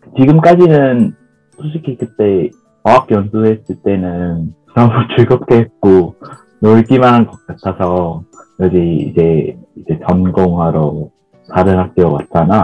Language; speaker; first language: Korean; non-native, fluent; Vietnamese